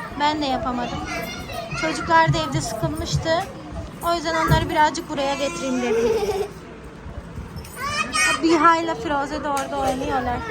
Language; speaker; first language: Turkish; non-native, fluent; Urdu